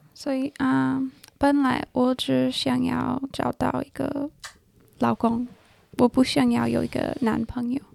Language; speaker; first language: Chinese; non-native, learner; English